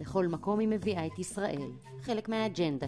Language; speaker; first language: Hebrew; native; Hebrew